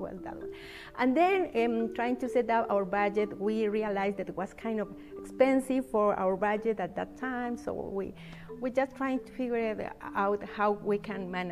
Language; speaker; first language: English; non-native, fluent; Spanish